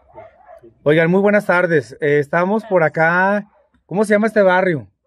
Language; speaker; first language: Spanish; native; Spanish